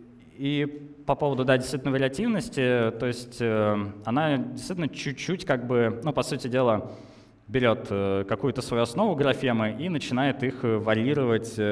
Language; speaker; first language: Russian; native; Russian